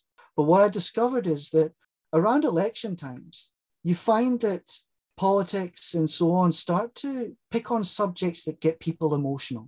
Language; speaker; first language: English; native; English